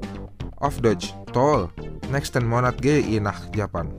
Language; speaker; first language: German; non-native, fluent; Indonesian